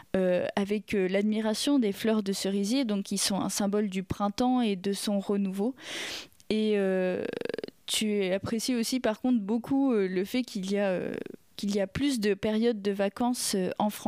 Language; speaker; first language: French; native; French